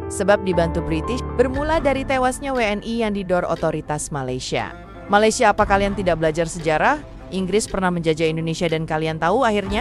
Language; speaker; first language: Indonesian; native; Indonesian